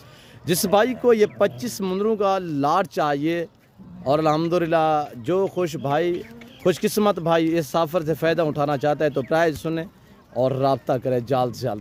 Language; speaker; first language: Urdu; non-native, local second language; Saraiki